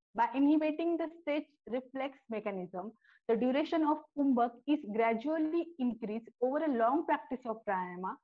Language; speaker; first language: English; non-native, local second language; Marathi